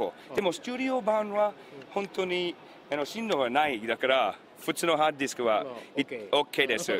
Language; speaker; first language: Japanese; non-native, learner; English